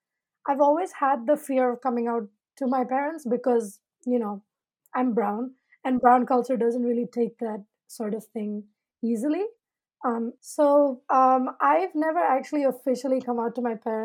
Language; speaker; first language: English; non-native, local second language; Malayalam